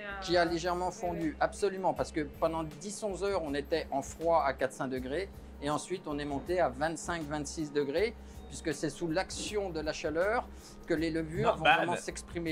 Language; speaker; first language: French; native; French